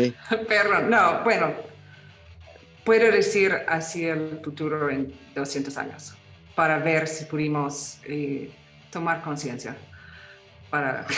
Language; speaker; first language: Spanish; non-native, fluent; English